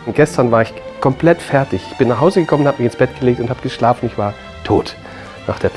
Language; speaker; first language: German; native; German